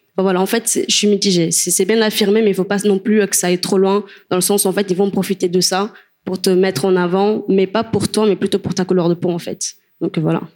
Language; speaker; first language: French; non-native, fluent; Kabuverdianu